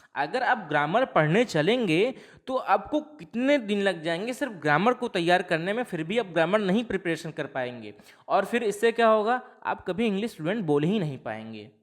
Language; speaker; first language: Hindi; non-native, local second language; Bhojpuri